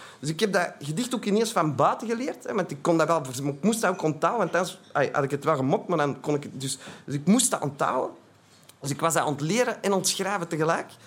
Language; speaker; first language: Dutch; native; Dutch